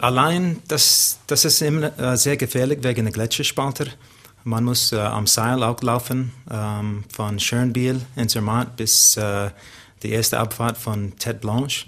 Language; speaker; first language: German; non-native, learner; English